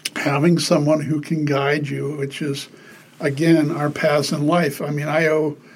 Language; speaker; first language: English; native; English